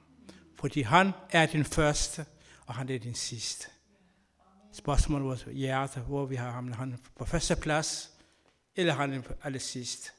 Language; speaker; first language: Danish; non-native, learner; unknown